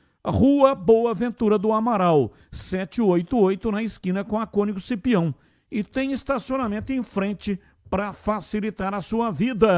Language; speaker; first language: Portuguese; native; Portuguese